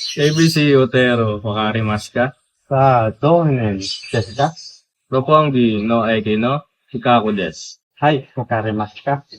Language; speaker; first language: Japanese; non-native, learner; Filipino